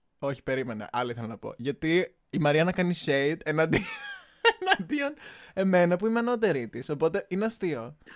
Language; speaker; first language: Greek; native; Greek